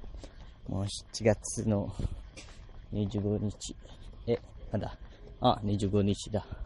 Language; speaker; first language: Japanese; non-native, learner; Malay